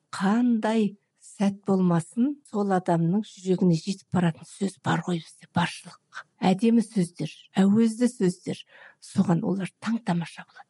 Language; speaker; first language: Kazakh; native; Kazakh